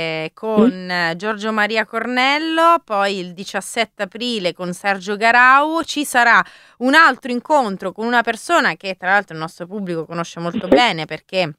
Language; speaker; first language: Italian; native; Italian